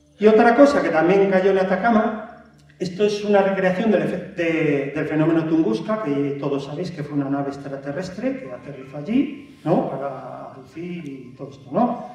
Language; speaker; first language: Spanish; native; Spanish